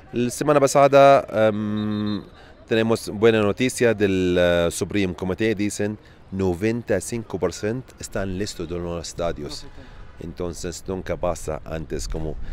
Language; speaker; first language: Spanish; non-native, learner; Arabic